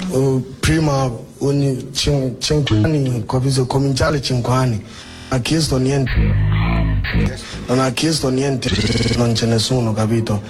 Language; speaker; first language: Italian; non-native, learner; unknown